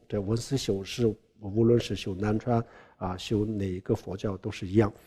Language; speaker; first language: Chinese; non-native, local second language; Tibetan